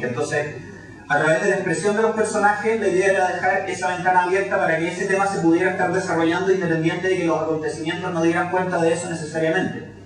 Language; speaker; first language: Spanish; native; Spanish